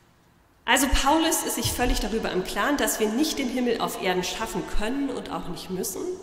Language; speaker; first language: German; native; German